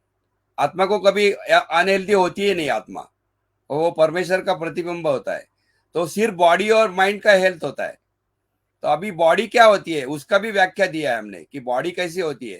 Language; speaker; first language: Hindi; non-native, local second language; Marathi